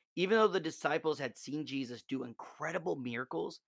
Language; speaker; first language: English; native; English